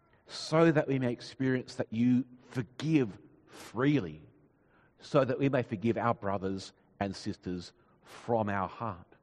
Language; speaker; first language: English; native; English